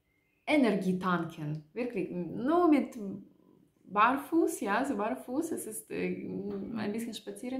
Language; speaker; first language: German; non-native, learner; Russian